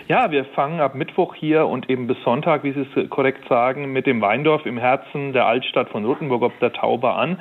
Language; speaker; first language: German; native; German